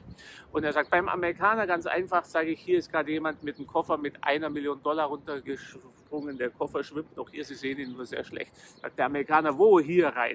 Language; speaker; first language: German; native; German